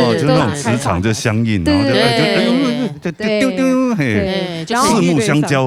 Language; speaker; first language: Chinese; native; Chinese